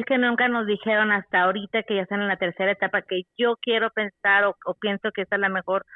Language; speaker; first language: Spanish; native; Spanish